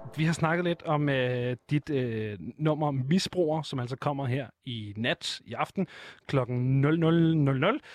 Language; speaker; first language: Danish; native; Danish